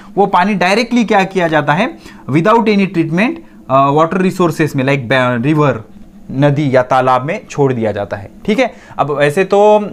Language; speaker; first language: Hindi; non-native, local second language; Marathi